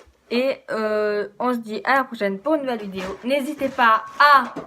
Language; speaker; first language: French; native; French